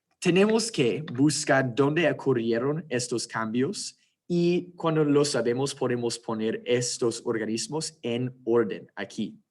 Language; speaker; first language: Spanish; non-native, fluent; English